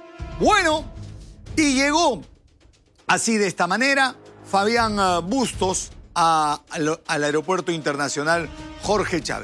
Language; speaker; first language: Spanish; native; Spanish